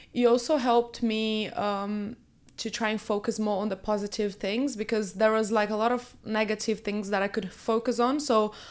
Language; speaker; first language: English; early bilingual, other home language; Portuguese